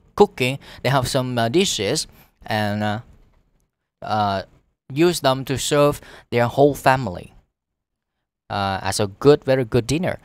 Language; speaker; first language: English; non-native, fluent; Vietnamese